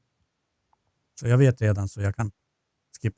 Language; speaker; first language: Swedish; non-native, fluent; Turkish